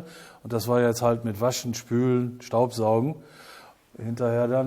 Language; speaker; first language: German; native; German